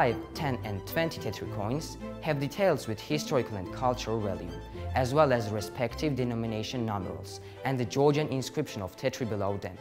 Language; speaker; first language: English; non-native, learner; Georgian